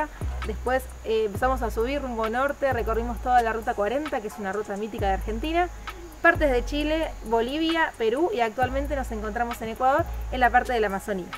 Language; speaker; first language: Spanish; native; Spanish